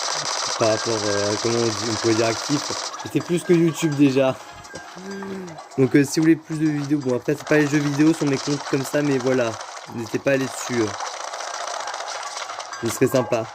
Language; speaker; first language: French; native; French